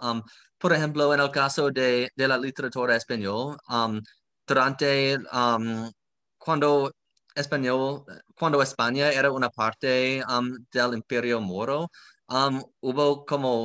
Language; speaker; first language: Spanish; non-native, fluent; English